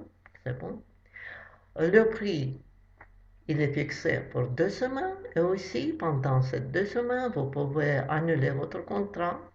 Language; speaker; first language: French; non-native, fluent; Russian